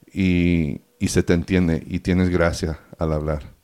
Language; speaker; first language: Spanish; early bilingual, heritage; Spanish